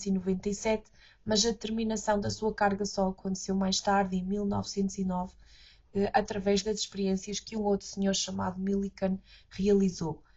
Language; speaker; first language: Portuguese; native; Portuguese